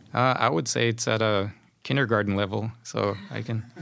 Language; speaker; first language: English; non-native, fluent; Spanish